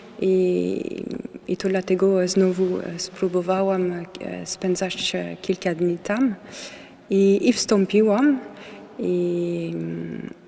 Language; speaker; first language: Polish; non-native, learner; French